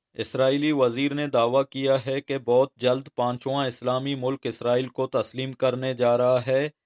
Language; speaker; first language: Urdu; non-native, local second language; Baluchi